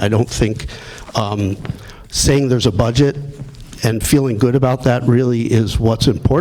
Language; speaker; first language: English; native; English